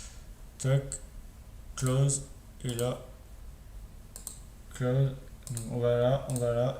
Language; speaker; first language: French; native; French